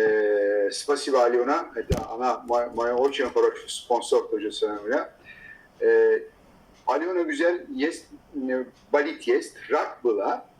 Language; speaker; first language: Russian; non-native, learner; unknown